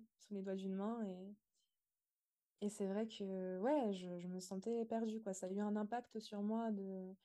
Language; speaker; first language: French; native; French